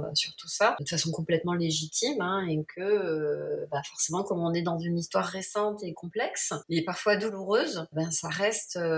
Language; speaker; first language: French; native; French